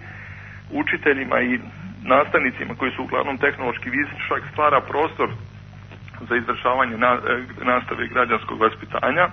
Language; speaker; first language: Croatian; native; Croatian